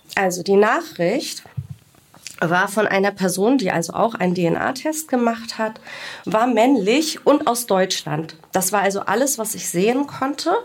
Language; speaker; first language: German; early bilingual, other home language; Greek